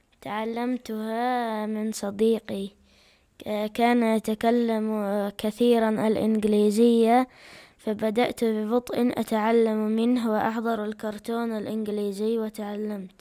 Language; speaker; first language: Arabic; early bilingual, other home language; Chechen